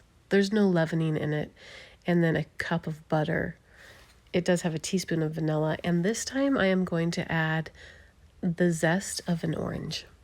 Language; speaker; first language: English; native; English